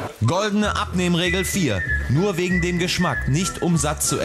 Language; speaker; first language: German; native; German